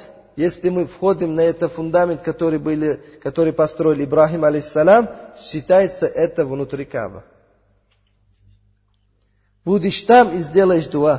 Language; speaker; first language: Russian; non-native, learner; Uzbek